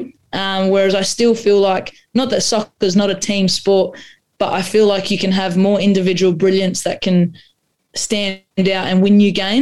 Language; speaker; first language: English; non-native, local second language; Croatian